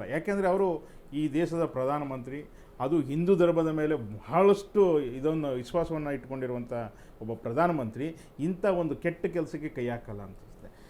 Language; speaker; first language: Kannada; native; Kannada